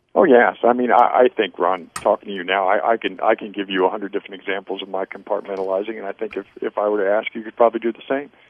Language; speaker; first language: English; native; English